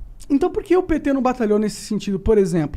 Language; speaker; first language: Portuguese; native; Portuguese